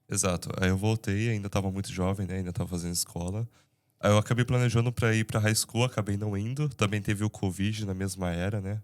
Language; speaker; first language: Portuguese; native; Portuguese